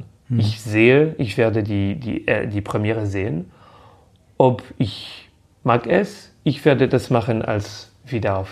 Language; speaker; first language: German; non-native, fluent; French